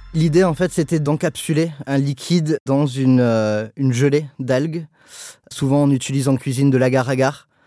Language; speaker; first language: French; early bilingual, heritage; English